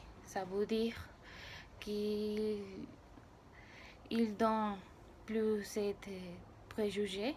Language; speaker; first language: French; non-native, learner; Spanish